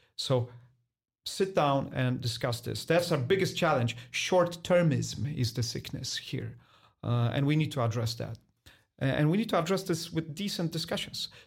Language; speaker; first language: English; non-native, fluent; Polish